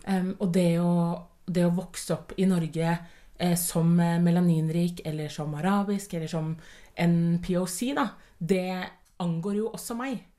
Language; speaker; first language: Norwegian; native; Norwegian